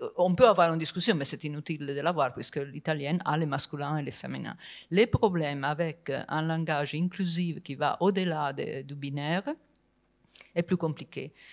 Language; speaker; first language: French; non-native, fluent; Italian